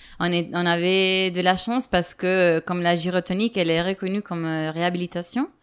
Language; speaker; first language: French; non-native, fluent; Italian